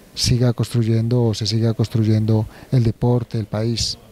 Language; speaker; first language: Spanish; native; Spanish